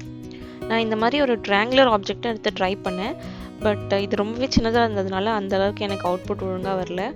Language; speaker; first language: Tamil; native; Tamil